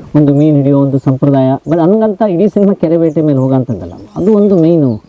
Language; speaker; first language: Kannada; native; Kannada